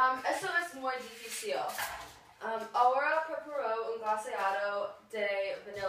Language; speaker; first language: Spanish; non-native, learner; English